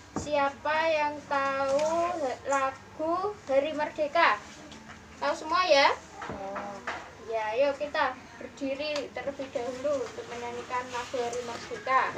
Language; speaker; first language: Indonesian; native; Indonesian